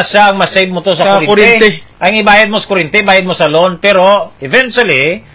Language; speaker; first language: Filipino; non-native, local second language; Hiligaynon